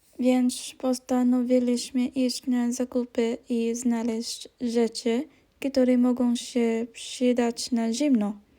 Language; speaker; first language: Polish; non-native, fluent; Hiligaynon